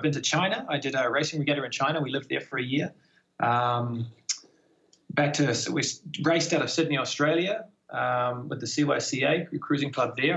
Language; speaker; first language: English; native; English